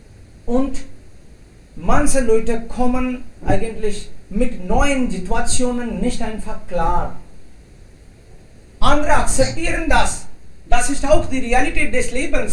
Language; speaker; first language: German; non-native, fluent; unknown